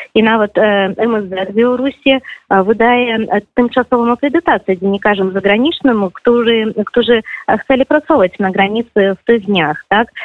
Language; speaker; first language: Polish; non-native, fluent; Belarusian